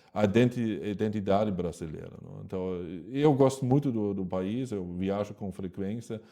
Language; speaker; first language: Portuguese; non-native, fluent; German